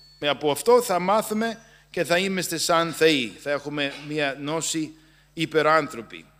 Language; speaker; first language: Greek; non-native, fluent; English